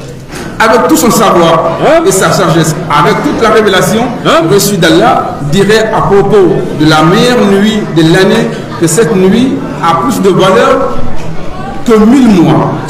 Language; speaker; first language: French; non-native, local second language; Soninke